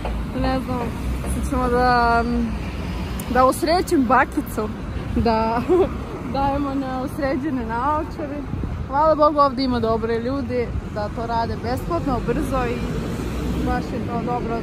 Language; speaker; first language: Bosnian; non-native, learner; Russian